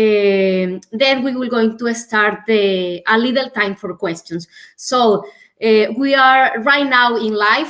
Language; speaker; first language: English; non-native, learner; Spanish